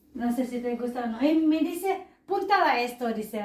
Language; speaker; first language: Spanish; non-native, learner; Indonesian